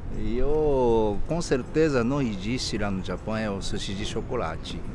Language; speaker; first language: Portuguese; non-native, learner; Japanese